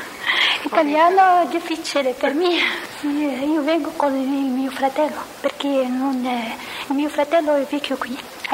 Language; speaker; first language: Italian; non-native, learner; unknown